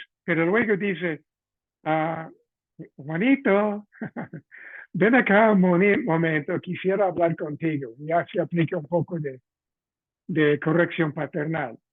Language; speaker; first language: Spanish; non-native, fluent; English